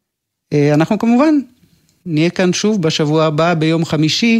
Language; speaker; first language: Hebrew; native; Hebrew